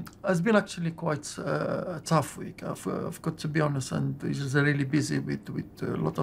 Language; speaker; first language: English; non-native, fluent; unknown